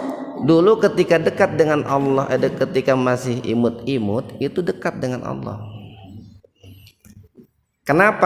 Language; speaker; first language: Indonesian; native; Indonesian